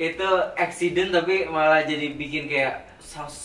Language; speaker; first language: Indonesian; native; Indonesian